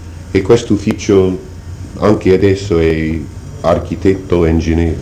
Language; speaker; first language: Italian; non-native, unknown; English